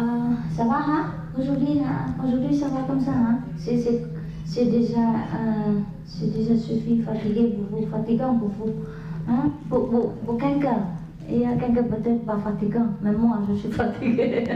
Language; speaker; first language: French; non-native, learner; Vietnamese